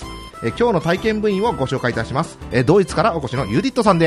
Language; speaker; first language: Japanese; native; Japanese